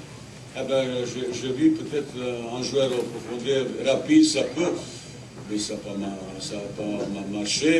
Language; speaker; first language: French; non-native, learner; Bosnian